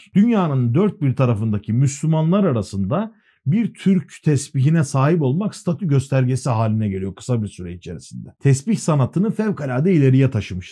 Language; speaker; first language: Turkish; native; Turkish